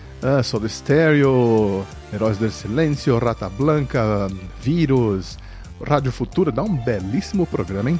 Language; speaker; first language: Portuguese; native; Portuguese